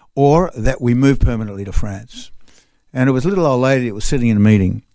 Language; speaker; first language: English; non-native, local second language; French